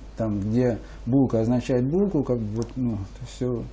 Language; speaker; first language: Russian; native; Russian